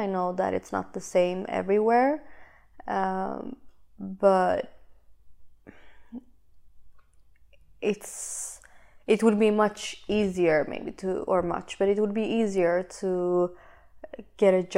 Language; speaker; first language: English; non-native, fluent; Swedish